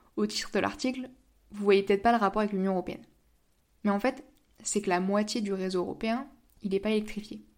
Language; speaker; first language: French; native; French